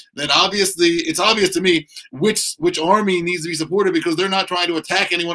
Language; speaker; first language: English; native; English